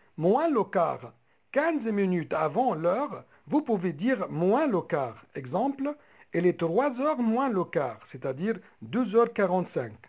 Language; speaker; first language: French; non-native, local second language; Arabic